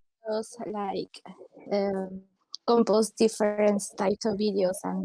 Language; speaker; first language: English; non-native, learner; Spanish